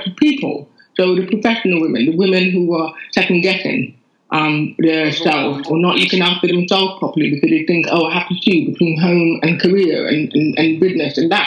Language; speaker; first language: English; non-native, local second language; Yoruba